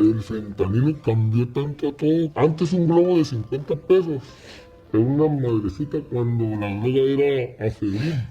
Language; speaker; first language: Spanish; native; Spanish